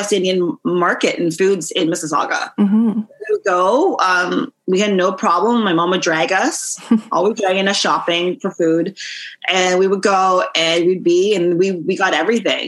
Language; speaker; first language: English; native; English